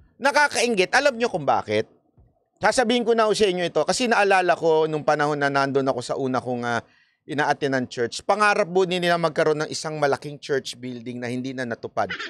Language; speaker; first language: Filipino; native; Filipino